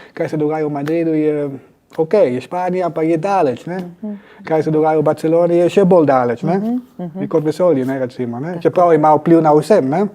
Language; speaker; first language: Slovenian; non-native, fluent; Spanish